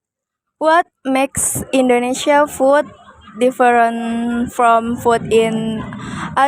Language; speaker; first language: English; non-native, learner; Indonesian